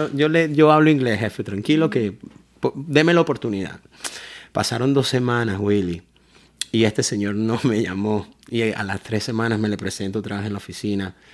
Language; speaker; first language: Spanish; native; Spanish